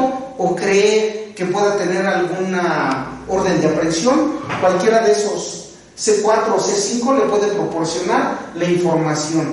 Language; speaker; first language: Spanish; native; Spanish